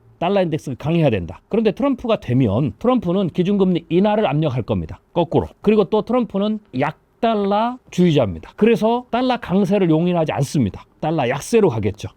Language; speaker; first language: Korean; native; Korean